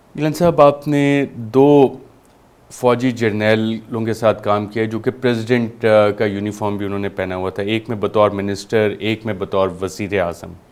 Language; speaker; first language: Urdu; native; Urdu